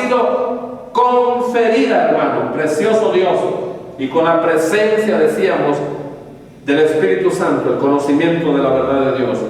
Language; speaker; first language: Spanish; native; Spanish